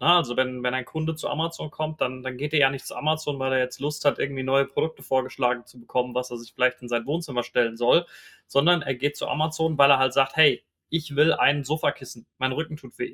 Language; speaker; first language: German; native; German